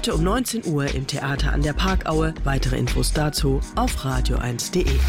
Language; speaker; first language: German; native; German